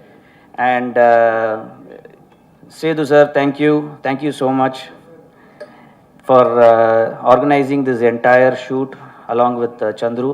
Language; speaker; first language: Tamil; native; Tamil